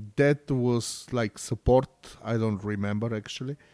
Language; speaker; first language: English; non-native, learner; Bulgarian